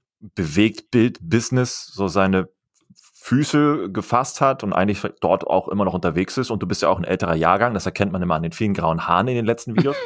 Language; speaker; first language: German; native; German